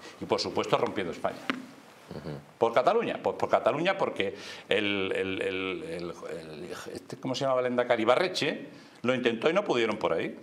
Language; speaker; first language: Spanish; native; Spanish